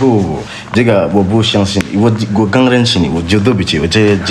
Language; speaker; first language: Chinese; non-native, learner; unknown